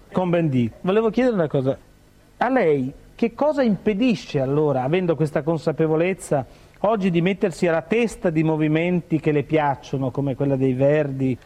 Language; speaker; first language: Italian; native; Italian